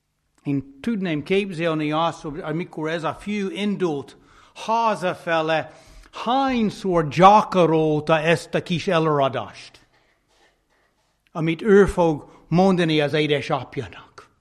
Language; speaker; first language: Hungarian; non-native, fluent; English